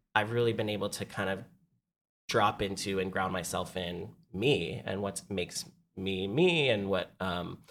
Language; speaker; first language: English; native; English